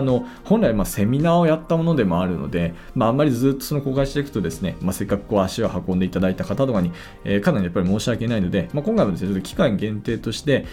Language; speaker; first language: Japanese; native; Japanese